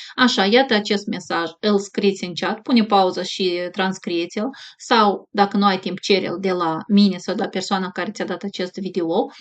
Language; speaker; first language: Romanian; native; Romanian